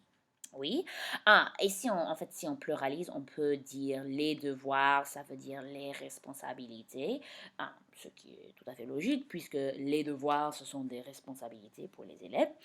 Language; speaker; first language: French; non-native, fluent; English